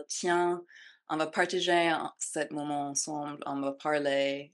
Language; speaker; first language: French; non-native, fluent; English